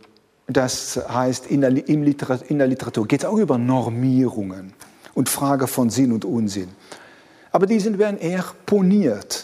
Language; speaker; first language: German; non-native, fluent; Dutch